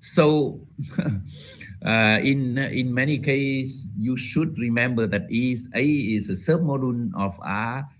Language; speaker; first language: English; non-native, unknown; Vietnamese